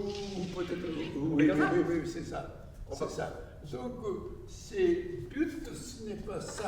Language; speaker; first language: French; non-native, learner; Japanese